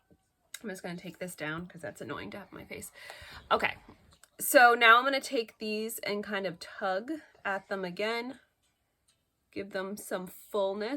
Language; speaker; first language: English; native; English